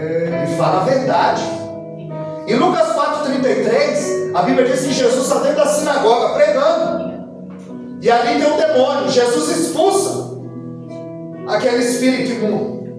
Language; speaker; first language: Portuguese; native; Portuguese